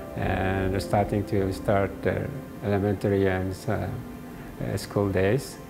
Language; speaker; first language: English; non-native, local second language; Filipino